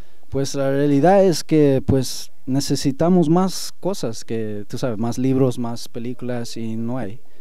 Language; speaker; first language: Spanish; early bilingual, heritage; Spanish